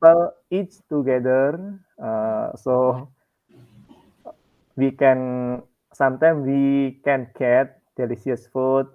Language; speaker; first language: English; non-native, learner; Indonesian